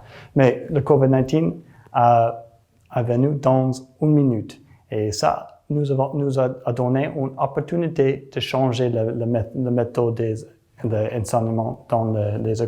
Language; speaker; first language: French; non-native, learner; English